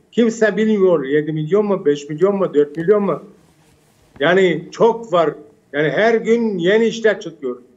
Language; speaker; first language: Turkish; early bilingual, heritage; Turkish